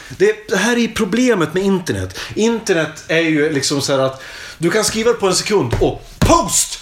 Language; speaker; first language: Swedish; native; Swedish